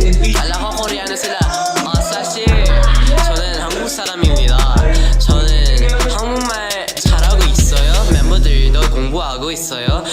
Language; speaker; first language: Korean; non-native, learner; Filipino